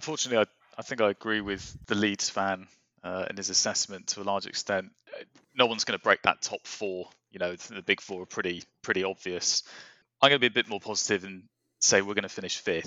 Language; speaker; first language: English; native; English